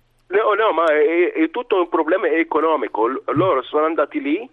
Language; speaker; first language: Italian; non-native, fluent; Arabic